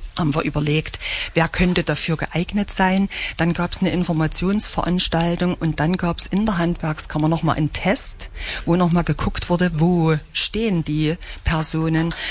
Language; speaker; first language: German; native; German